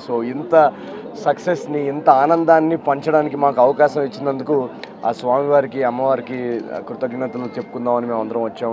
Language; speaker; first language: Telugu; native; Telugu